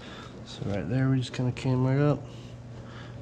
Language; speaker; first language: English; native; English